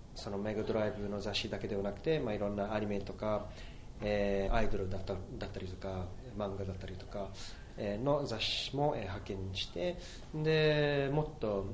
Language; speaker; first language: Japanese; non-native, fluent; English